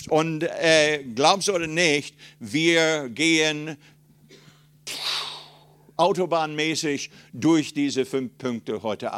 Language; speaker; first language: German; non-native, fluent; English